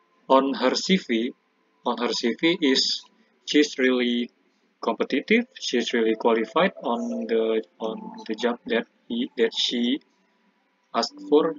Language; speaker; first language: English; non-native, learner; Indonesian